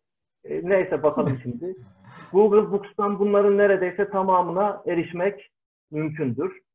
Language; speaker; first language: Turkish; native; Turkish